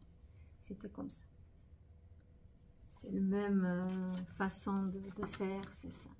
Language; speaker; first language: French; non-native, fluent; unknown